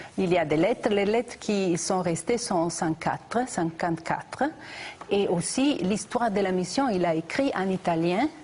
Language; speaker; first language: French; non-native, fluent; Italian